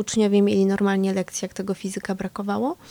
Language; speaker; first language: Polish; native; Polish